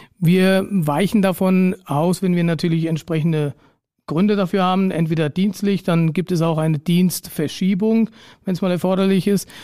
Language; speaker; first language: German; native; German